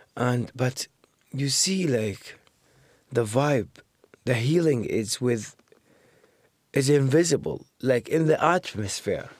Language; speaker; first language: English; non-native, fluent; Arabic